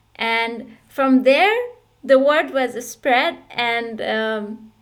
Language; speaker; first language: English; non-native, fluent; Persian